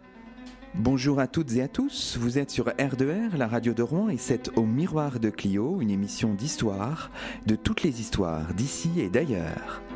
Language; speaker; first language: French; native; French